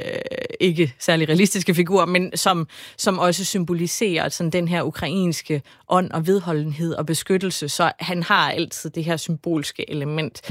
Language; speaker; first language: Danish; native; Danish